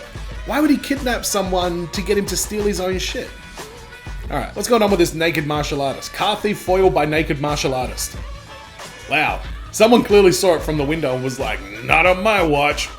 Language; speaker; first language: English; native; English